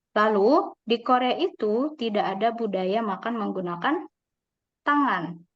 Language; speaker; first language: Indonesian; native; Indonesian